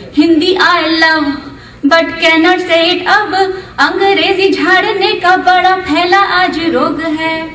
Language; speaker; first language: Hindi; native; Hindi